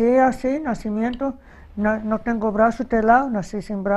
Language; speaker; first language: Spanish; early bilingual, heritage; Spanish